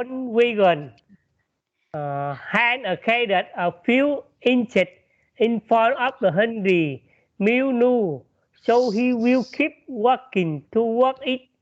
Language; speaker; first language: English; non-native, learner; Vietnamese